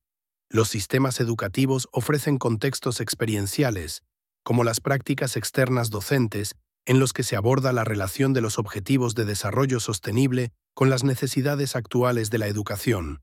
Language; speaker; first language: Spanish; native; Spanish